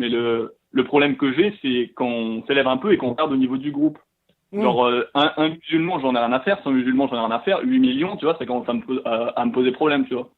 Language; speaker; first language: French; native; French